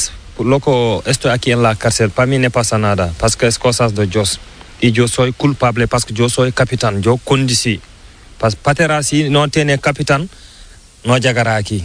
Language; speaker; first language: Spanish; non-native, learner; Fula